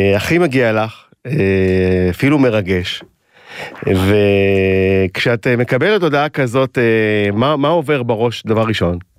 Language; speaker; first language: Hebrew; native; Hebrew